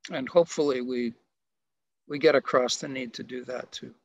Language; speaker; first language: English; native; English